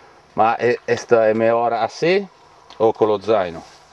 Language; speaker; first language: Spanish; non-native, learner; Italian